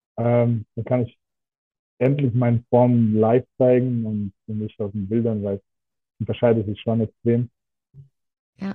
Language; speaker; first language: German; non-native, fluent; Russian